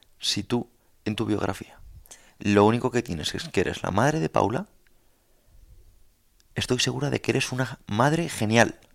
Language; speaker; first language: Spanish; native; Spanish